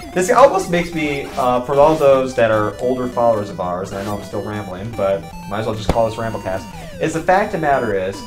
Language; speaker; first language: English; native; English